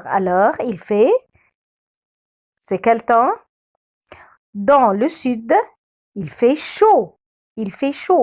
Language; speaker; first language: French; non-native, fluent; Arabic